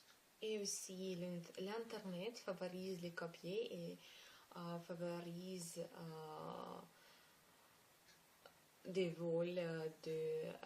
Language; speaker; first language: French; non-native, learner; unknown